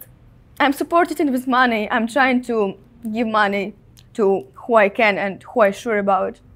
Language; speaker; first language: English; non-native, fluent; Ukrainian